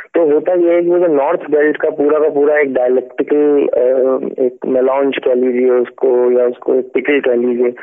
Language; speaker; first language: Hindi; native; Hindi